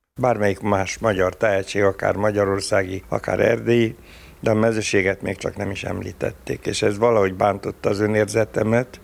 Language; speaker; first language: Hungarian; native; Hungarian